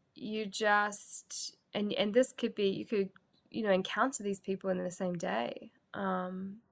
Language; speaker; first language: English; native; English